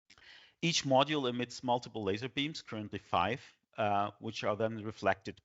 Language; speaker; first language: English; non-native, fluent; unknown